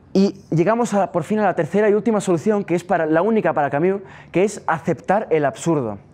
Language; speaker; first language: Spanish; non-native, fluent; Italian